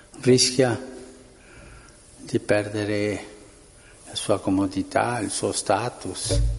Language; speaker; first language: Italian; non-native, fluent; Spanish